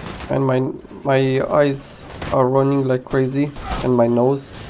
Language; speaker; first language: English; non-native, fluent; Romanian